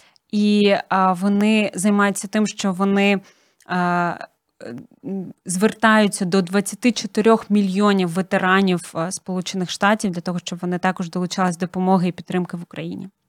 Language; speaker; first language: Ukrainian; native; Ukrainian